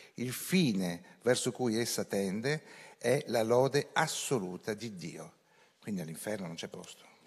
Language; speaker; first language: Italian; native; Italian